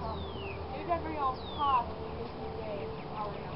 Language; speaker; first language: French; non-native, learner; English